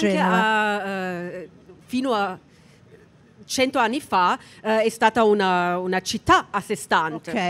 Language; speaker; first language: Italian; non-native, fluent; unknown